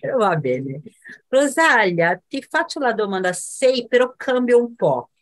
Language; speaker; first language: Italian; non-native, fluent; Portuguese